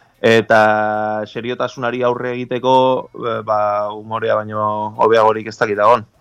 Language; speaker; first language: Basque; native; Basque